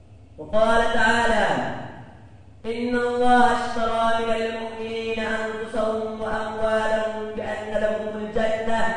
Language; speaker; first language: Arabic; non-native, fluent; Urdu